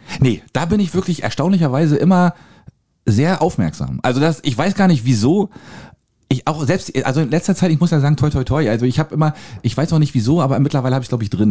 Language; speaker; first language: German; native; German